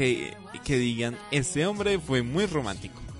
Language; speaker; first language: Spanish; native; Spanish